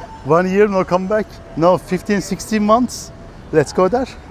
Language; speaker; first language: English; non-native, learner; Turkish